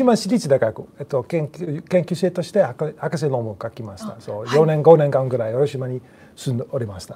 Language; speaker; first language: Japanese; non-native, learner; Dutch